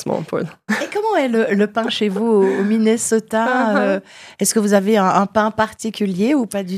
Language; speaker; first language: French; native; French